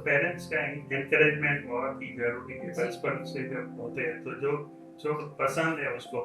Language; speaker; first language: Hindi; non-native, local second language; Gujarati